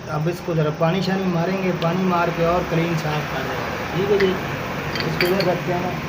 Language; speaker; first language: Urdu; non-native, local second language; Punjabi